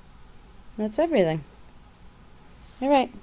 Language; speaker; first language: English; native; English